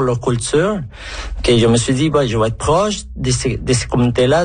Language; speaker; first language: French; non-native, fluent; Spanish